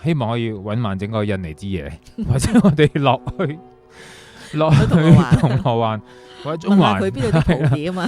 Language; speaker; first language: Cantonese; native; Cantonese